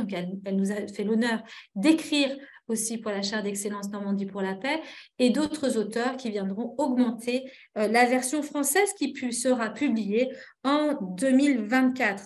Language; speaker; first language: French; native; French